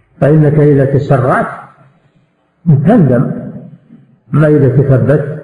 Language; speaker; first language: Arabic; native; Arabic